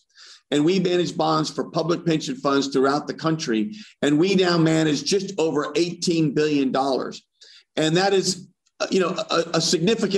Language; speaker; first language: English; native; English